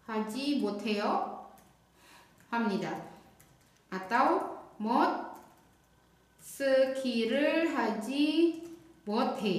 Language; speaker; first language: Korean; non-native, learner; Indonesian